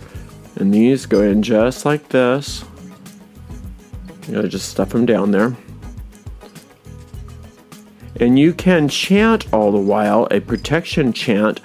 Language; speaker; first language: English; native; English